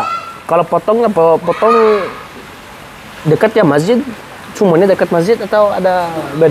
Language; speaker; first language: Indonesian; non-native, learner; Arabic